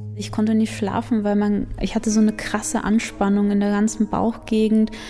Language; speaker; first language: German; early bilingual, other home language; Polish